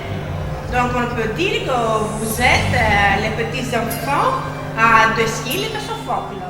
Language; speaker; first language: French; non-native, fluent; Greek